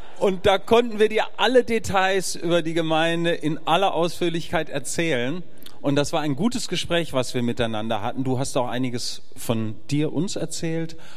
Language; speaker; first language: German; native; German